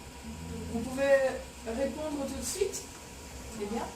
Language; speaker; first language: French; non-native, fluent; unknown